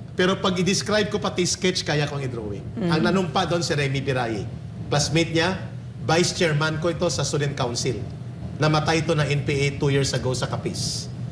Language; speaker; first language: Filipino; non-native, local second language; Hiligaynon